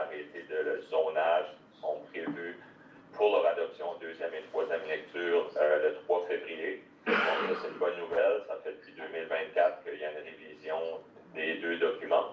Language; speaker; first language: French; native; French